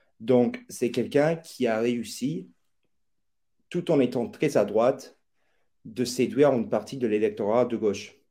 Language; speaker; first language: French; non-native, fluent; English